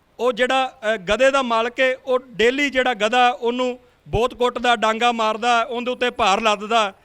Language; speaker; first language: Punjabi; native; Punjabi